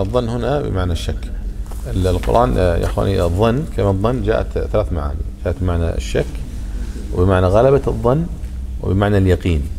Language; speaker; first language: Arabic; native; Arabic